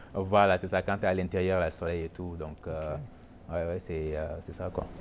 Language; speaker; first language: French; non-native, local second language; Wolof